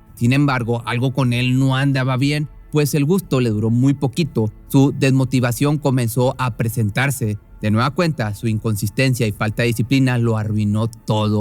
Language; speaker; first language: Spanish; native; Spanish